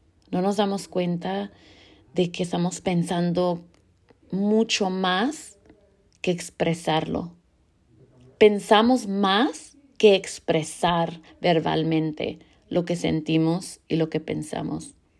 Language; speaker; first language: Spanish; early bilingual, heritage; Spanish